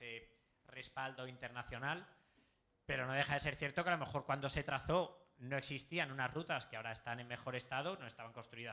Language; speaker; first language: Spanish; native; Spanish